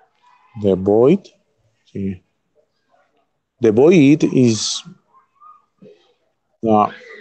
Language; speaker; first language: English; non-native, learner; Spanish